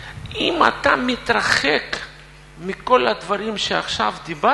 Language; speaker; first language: Hebrew; non-native, fluent; Russian